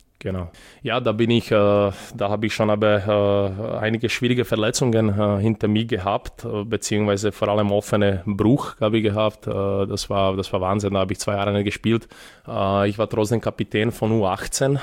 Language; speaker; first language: German; early bilingual, other home language; Serbian